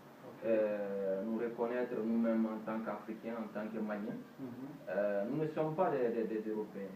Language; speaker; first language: French; non-native, local second language; Bambara